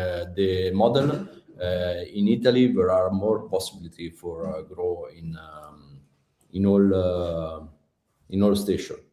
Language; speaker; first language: English; non-native, learner; Italian